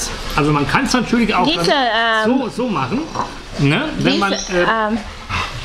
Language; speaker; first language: German; native; German